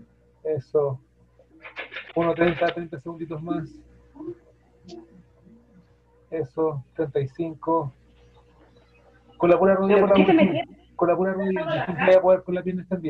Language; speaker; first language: Spanish; native; Spanish